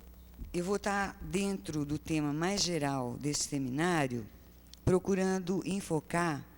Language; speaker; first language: Portuguese; native; Portuguese